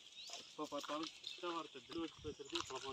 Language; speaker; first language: Tamil; native; Tamil